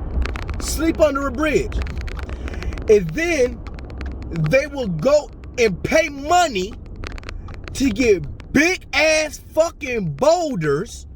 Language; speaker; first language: English; native; English